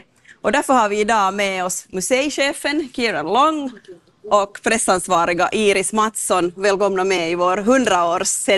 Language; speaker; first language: Swedish; native; Swedish